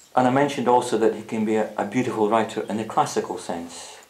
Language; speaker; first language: English; native; English